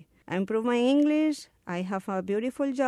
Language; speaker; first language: English; non-native, learner; Spanish